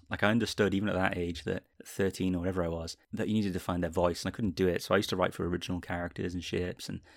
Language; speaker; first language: English; native; English